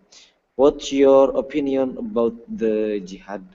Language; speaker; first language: English; non-native, learner; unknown